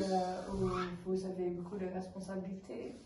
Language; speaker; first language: French; non-native, learner; Dutch